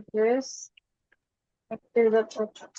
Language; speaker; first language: Spanish; non-native, learner; Bangla